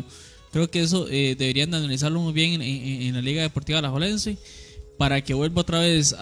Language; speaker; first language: Spanish; native; Spanish